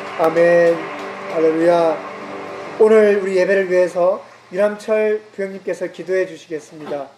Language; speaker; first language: Korean; native; Korean